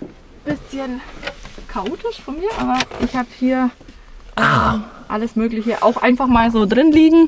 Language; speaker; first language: German; native; German